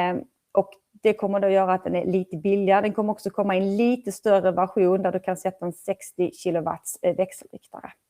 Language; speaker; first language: Swedish; native; Swedish